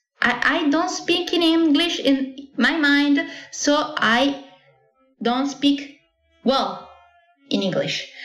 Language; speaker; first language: English; non-native, learner; Italian